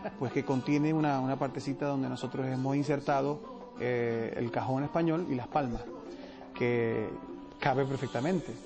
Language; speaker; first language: Spanish; native; Spanish